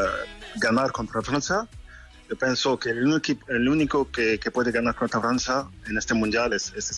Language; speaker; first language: Spanish; non-native, fluent; French